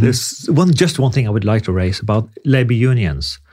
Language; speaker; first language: English; non-native, fluent; Norwegian